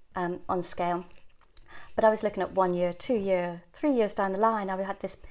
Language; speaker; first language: English; native; English